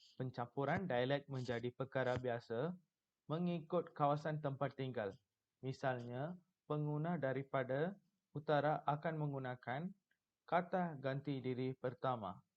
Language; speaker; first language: Malay; non-native, local second language; Tamil